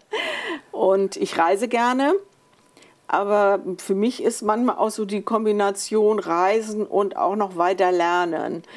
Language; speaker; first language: German; native; German